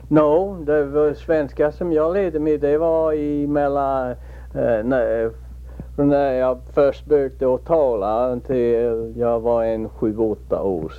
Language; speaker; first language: Swedish; early bilingual, heritage; Swedish